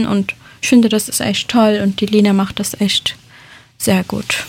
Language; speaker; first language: German; early bilingual, other home language; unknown